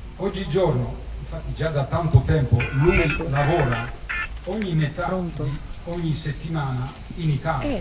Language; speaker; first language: Italian; non-native, fluent; Dutch